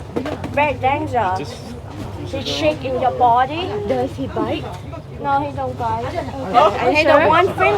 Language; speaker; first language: English; non-native, learner; Vietnamese